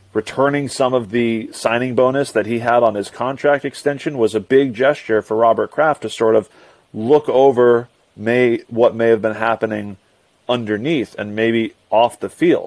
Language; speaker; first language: English; native; English